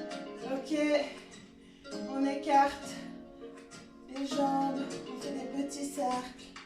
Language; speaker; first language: French; native; French